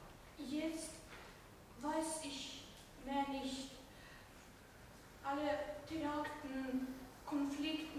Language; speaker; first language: German; non-native, learner; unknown